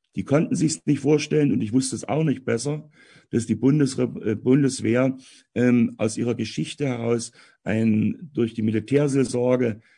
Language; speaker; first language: German; native; German